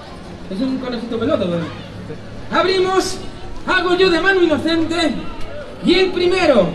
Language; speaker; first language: Spanish; native; Spanish